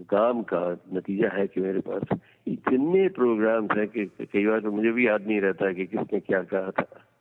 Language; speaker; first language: Hindi; non-native, local second language; Gujarati